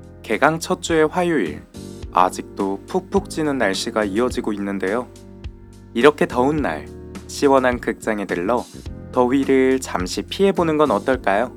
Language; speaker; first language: Korean; native; Korean